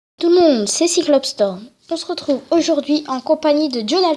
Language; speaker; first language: French; native; French